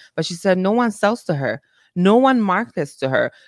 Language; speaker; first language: English; non-native, fluent; Italian